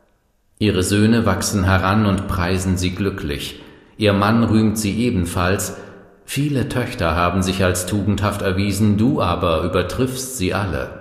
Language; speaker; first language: German; native; German